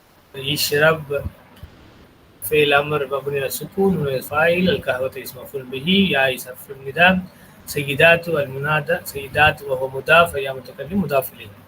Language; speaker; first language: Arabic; non-native, fluent; Tamil